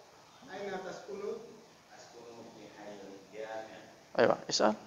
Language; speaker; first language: Arabic; non-native, fluent; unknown